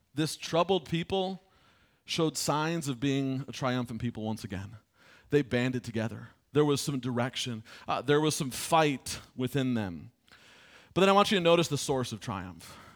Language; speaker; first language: English; native; English